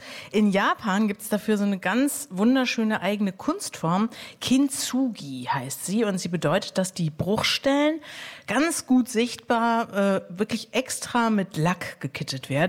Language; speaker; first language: German; native; German